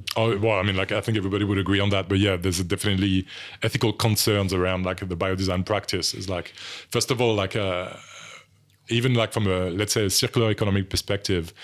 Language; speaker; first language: English; non-native, fluent; French